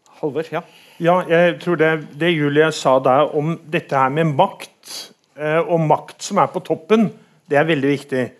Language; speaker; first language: Norwegian; native; Norwegian